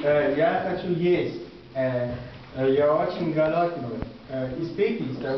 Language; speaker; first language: Russian; non-native, learner; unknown